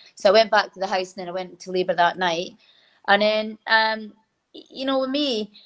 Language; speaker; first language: English; native; English